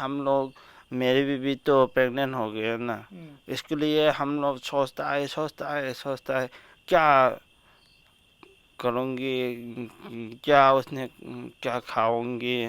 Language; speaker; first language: Hindi; non-native, local second language; Manipuri